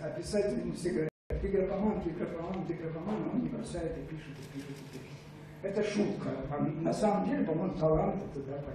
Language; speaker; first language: Russian; native; Russian